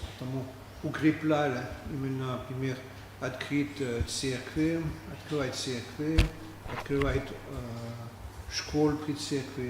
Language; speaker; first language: Russian; non-native, learner; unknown